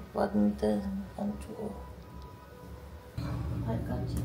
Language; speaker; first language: Korean; non-native, learner; Ukrainian